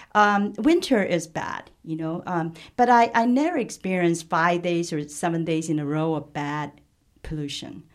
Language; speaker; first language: English; non-native, local second language; Chinese